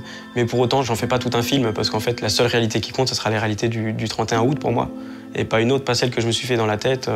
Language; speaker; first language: French; native; French